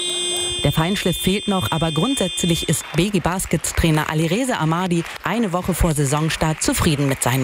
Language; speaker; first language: German; native; German